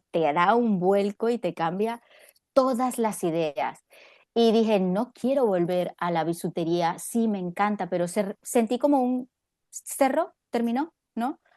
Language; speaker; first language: Spanish; native; Spanish